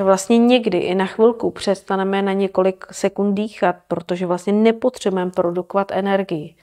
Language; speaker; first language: Czech; native; Czech